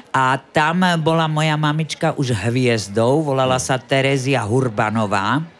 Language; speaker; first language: Slovak; native; Slovak